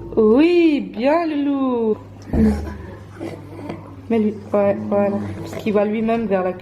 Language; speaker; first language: French; native; French